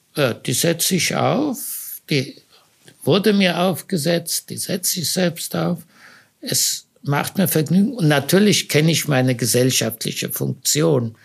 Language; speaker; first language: German; native; German